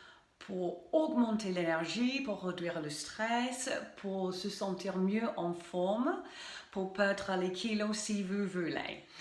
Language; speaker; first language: French; non-native, fluent; English